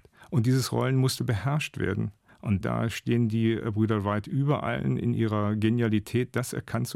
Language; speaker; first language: German; native; German